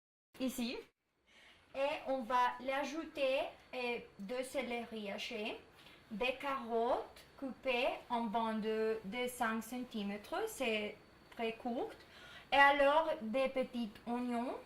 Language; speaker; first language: French; non-native, learner; Spanish